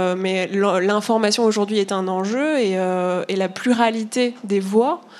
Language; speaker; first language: French; native; French